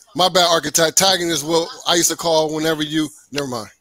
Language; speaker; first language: English; native; English